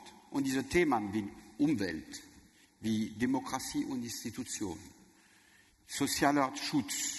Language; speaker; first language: German; non-native, learner; French